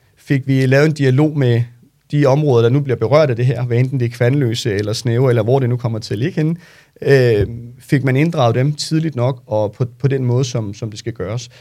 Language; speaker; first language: Danish; early bilingual, other home language; Turkish